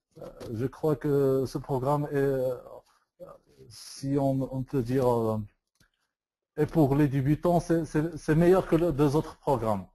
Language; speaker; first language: French; non-native, learner; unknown